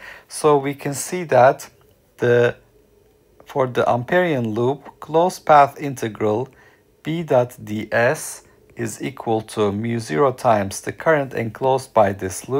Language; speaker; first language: English; non-native, fluent; Turkish